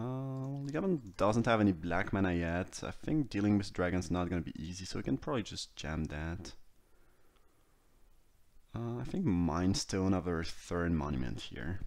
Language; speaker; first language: English; non-native, fluent; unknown